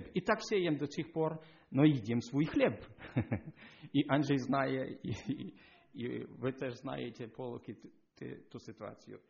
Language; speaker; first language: Polish; non-native, learner; Ukrainian